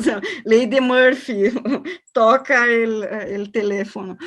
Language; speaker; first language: Spanish; non-native, learner; Portuguese